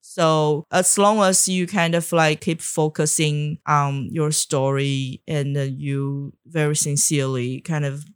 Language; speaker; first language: English; non-native, fluent; Chinese